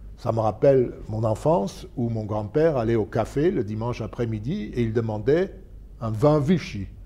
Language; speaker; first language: French; non-native, local second language; Luxembourgish